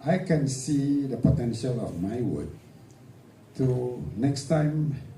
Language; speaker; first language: English; non-native, local second language; Malay